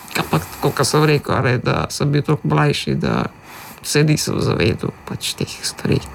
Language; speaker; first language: Slovenian; early bilingual, other home language; Macedonian